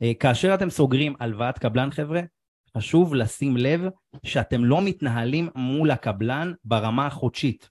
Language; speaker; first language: Hebrew; native; Hebrew